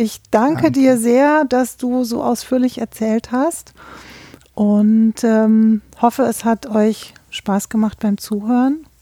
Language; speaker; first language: German; native; German